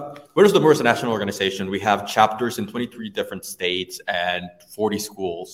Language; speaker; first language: English; non-native, fluent; Spanish